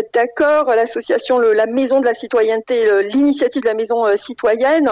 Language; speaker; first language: French; non-native, local second language; Arabic